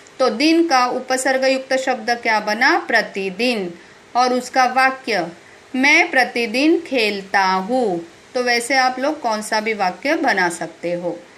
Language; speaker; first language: Hindi; non-native, local second language; Marathi